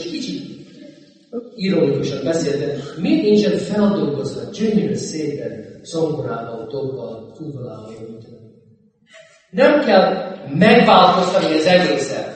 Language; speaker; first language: Hungarian; non-native, fluent; English